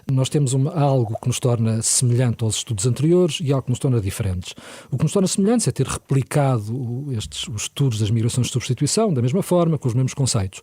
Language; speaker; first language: Portuguese; native; Portuguese